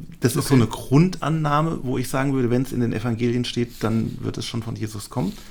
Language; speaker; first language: German; native; German